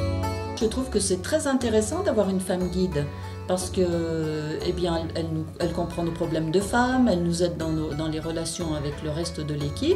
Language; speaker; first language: French; native; French